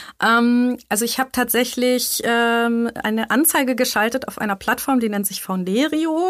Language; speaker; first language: German; native; German